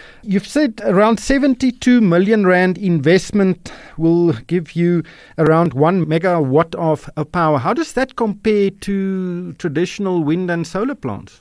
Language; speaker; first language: English; non-native, local second language; Afrikaans